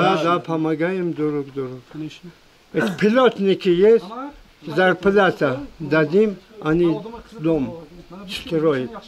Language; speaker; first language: Russian; non-native, local second language; Uzbek